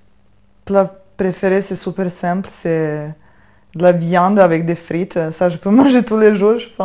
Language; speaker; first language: French; non-native, fluent; Serbian